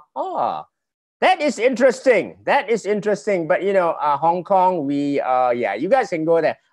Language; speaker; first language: English; non-native, local second language; Malay